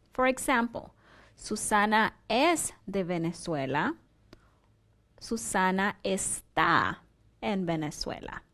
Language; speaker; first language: Spanish; non-native, fluent; English